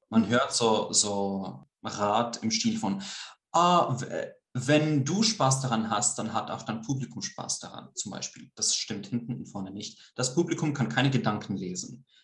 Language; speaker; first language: German; early bilingual, heritage; Swiss German